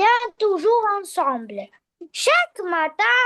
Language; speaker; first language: French; non-native, learner; Arabic